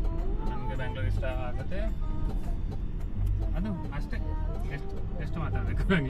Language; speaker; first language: Kannada; non-native, learner; Odia